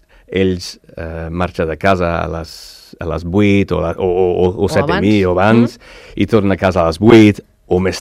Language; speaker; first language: Catalan; non-native, learner; English